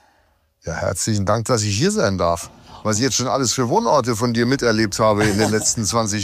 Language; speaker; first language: German; native; German